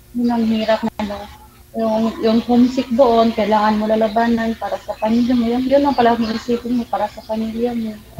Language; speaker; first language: Filipino; non-native, local second language; Cebuano